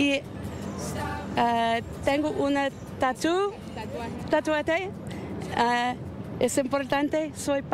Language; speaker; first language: Spanish; non-native, learner; English